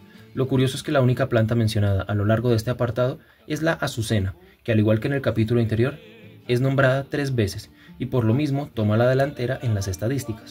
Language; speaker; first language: Spanish; native; Spanish